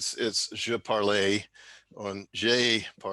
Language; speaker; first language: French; non-native, fluent; English